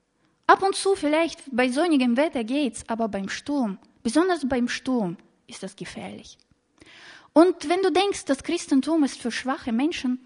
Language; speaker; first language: German; non-native, fluent; Russian